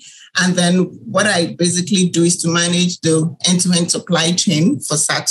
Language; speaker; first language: English; non-native, local second language; Yoruba